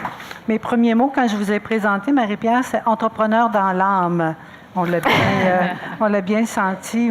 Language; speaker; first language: French; native; French